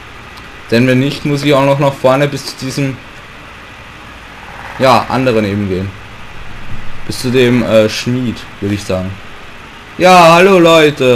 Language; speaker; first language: German; native; German